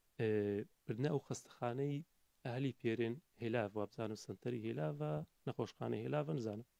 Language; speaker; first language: Central Kurdish; native; Central Kurdish